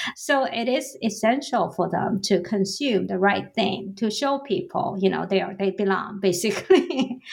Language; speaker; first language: English; non-native, fluent; Chinese